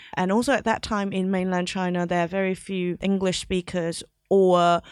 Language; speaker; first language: English; non-native, local second language; Cantonese